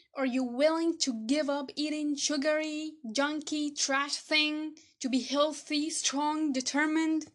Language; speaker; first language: English; non-native, fluent; Arabic